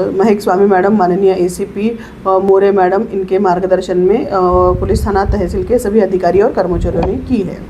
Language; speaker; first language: Hindi; non-native, local second language; Marathi